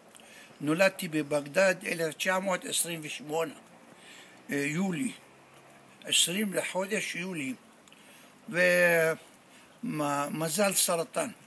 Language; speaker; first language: Hebrew; non-native, fluent; Arabic